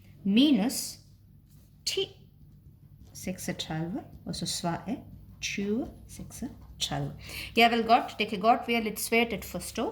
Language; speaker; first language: Danish; non-native, fluent; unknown